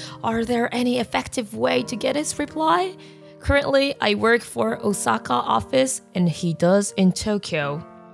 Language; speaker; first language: English; non-native, fluent; Japanese